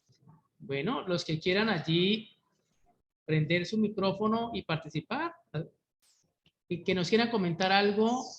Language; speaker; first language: Spanish; native; Spanish